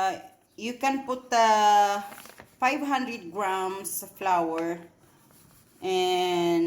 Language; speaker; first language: English; non-native, local second language; Cebuano